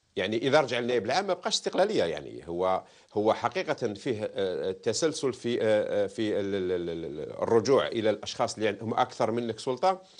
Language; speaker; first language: Arabic; native; Arabic